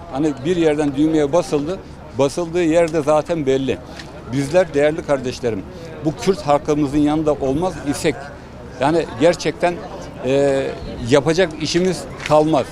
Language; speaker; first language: Turkish; early bilingual, heritage; Turkish